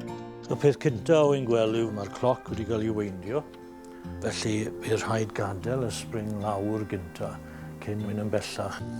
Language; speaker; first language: Welsh; native; Welsh